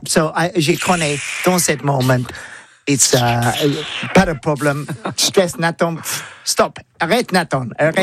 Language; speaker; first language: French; non-native, learner; English